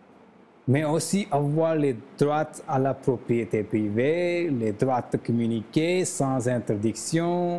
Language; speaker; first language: French; non-native, learner; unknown